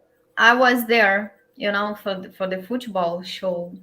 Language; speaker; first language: English; non-native, learner; Portuguese